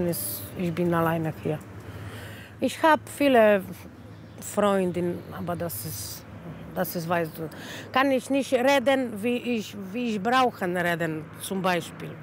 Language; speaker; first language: German; non-native, learner; Polish